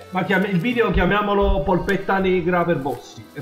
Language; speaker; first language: Italian; native; Italian